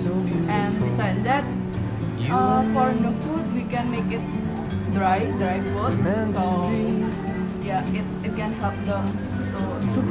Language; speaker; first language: English; non-native, learner; Indonesian